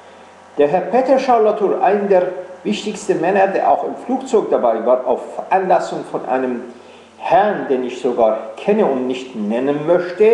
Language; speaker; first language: German; non-native, fluent; Persian